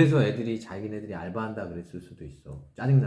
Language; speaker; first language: Korean; native; Korean